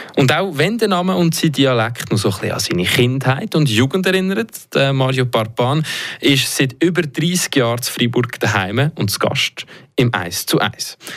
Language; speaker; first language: German; native; German